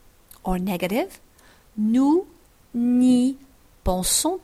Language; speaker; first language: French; non-native, fluent; English